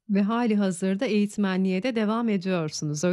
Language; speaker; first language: Turkish; native; Turkish